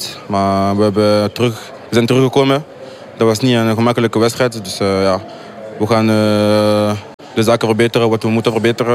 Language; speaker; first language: Dutch; non-native, local second language; French